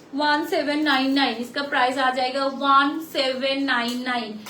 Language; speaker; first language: Hindi; non-native, local second language; Bangla